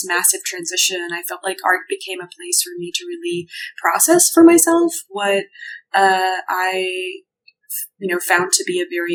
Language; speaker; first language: English; non-native, local second language; Urdu